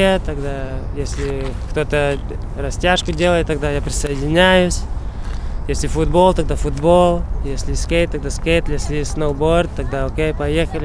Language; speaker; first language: Russian; non-native, local second language; Latvian